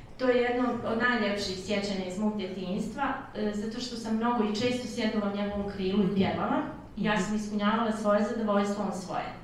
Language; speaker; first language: Bosnian; native; Bosnian